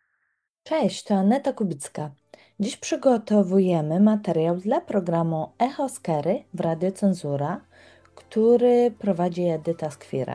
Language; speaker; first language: Polish; native; Polish